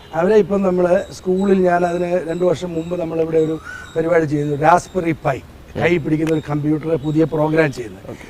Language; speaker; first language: Malayalam; native; Malayalam